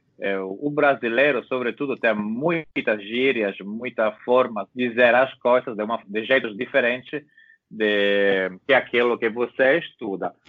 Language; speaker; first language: Portuguese; non-native, learner; Italian